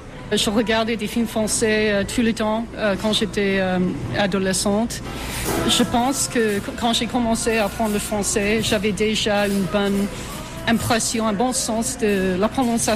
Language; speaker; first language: French; non-native, fluent; English